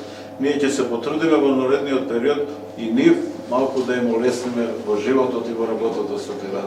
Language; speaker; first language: Macedonian; native; Macedonian